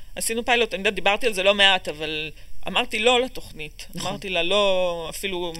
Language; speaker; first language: Hebrew; native; Hebrew